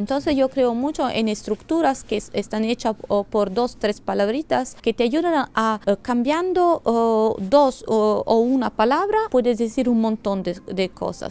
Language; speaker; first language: Spanish; non-native, fluent; Italian